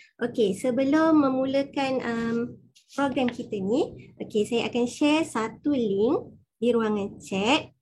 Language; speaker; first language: Malay; native; Malay